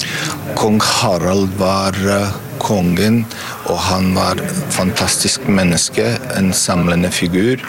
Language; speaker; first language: Norwegian; non-native, fluent; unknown